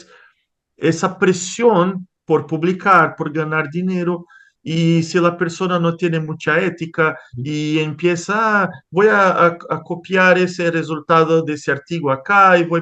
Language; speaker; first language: Spanish; non-native, fluent; Portuguese